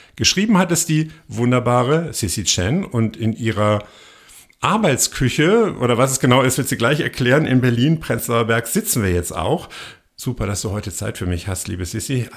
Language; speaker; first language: German; native; German